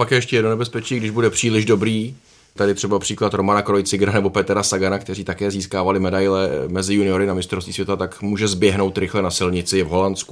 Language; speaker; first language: Czech; native; Czech